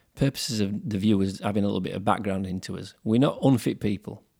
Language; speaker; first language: English; native; English